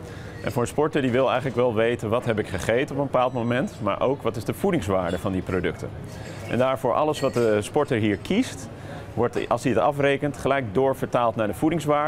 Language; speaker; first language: Dutch; native; Dutch